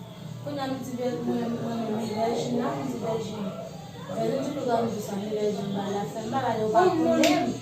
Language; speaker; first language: Portuguese; non-native, learner; Haitian Creole